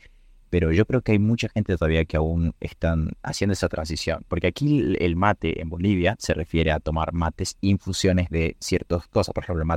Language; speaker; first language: Spanish; native; Spanish